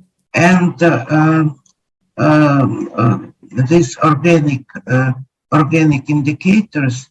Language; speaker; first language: English; non-native, learner; Ukrainian